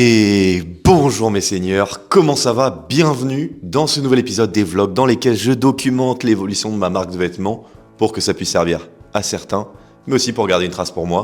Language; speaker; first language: French; native; French